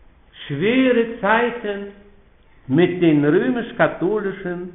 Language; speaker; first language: German; non-native, fluent; Polish